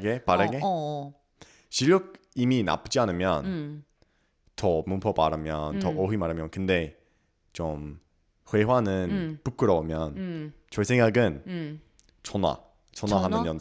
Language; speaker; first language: Korean; non-native, learner; English